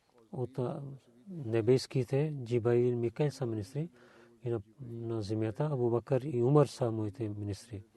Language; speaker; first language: Bulgarian; non-native, learner; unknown